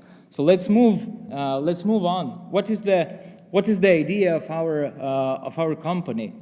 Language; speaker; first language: English; non-native, fluent; Lithuanian